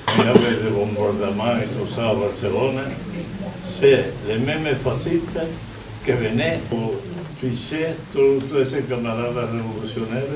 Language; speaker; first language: French; non-native, fluent; Spanish